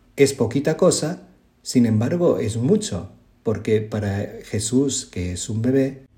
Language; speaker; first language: Spanish; native; Spanish